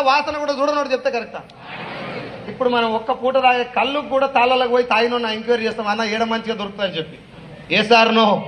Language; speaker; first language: Telugu; native; Telugu